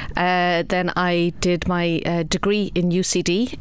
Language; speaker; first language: English; native; English